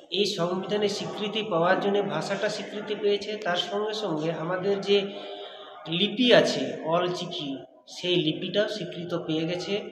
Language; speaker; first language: Bangla; non-native, local second language; Santali